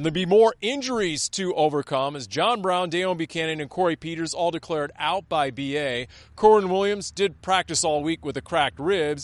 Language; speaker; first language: English; native; English